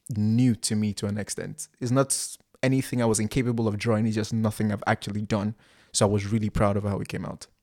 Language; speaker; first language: English; non-native, local second language; Igbo